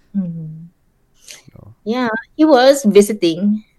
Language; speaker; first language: English; non-native, local second language; Filipino